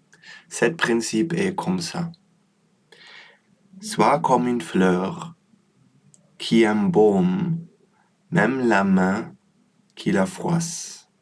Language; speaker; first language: French; non-native, learner; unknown